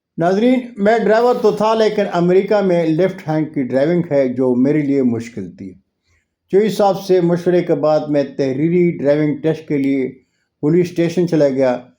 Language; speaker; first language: Urdu; non-native, local second language; Punjabi